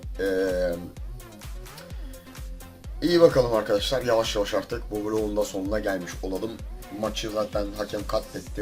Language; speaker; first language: Turkish; native; Turkish